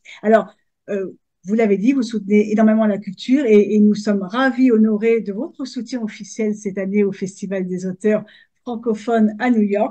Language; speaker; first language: French; native; French